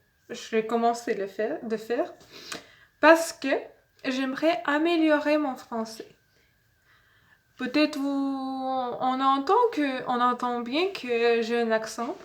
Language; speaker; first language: French; non-native, learner; Russian